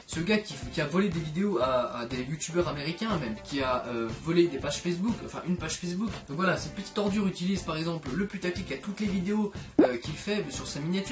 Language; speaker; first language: French; native; French